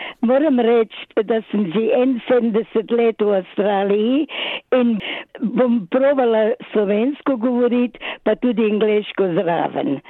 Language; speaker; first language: Slovenian; early bilingual, other home language; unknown